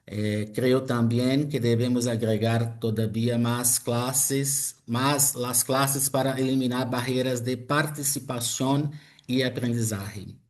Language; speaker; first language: Spanish; non-native, fluent; Portuguese